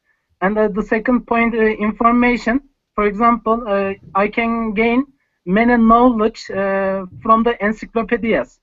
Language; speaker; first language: English; non-native, learner; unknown